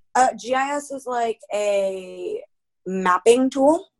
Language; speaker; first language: English; early bilingual, other home language; Spanish